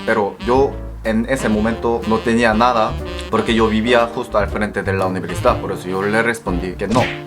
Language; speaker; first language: Spanish; non-native, fluent; Korean